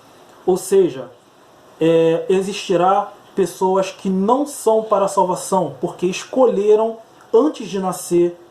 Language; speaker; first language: Portuguese; native; Portuguese